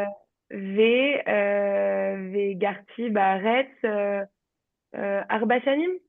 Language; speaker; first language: Hebrew; non-native, learner; French